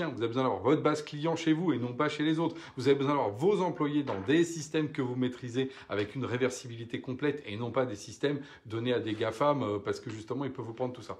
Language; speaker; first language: French; native; French